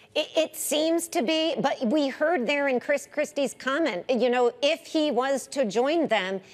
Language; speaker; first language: English; native; English